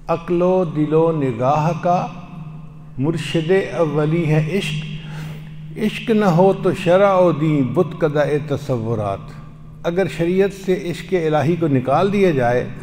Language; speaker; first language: Urdu; non-native, local second language; Punjabi